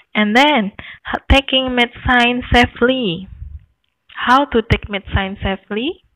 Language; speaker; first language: English; non-native, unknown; Indonesian